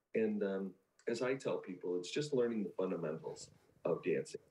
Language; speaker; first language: English; native; English